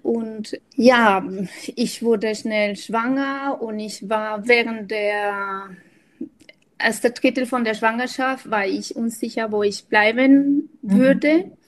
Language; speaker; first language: German; non-native, fluent; Spanish